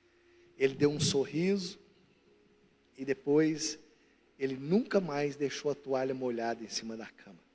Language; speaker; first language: Portuguese; native; Portuguese